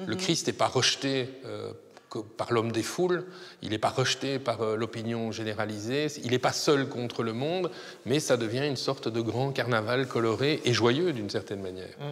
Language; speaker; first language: French; native; French